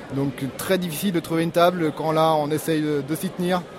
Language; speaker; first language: French; native; French